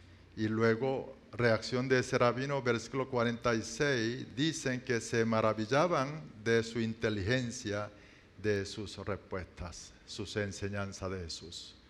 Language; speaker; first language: Spanish; non-native, learner; Korean